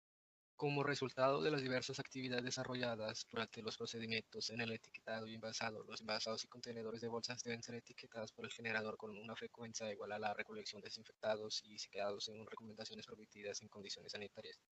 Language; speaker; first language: Spanish; native; Spanish